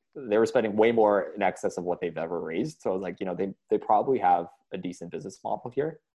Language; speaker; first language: English; early bilingual, other home language; Indonesian